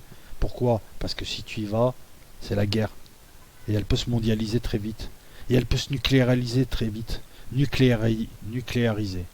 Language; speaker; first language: French; native; French